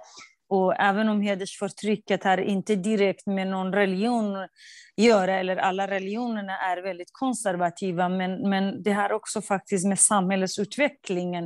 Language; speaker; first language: Swedish; non-native, fluent; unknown